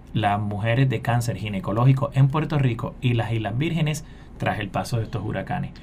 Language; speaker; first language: Spanish; native; Spanish